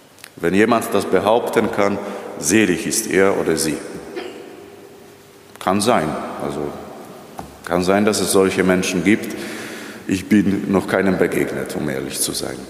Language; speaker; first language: German; non-native, fluent; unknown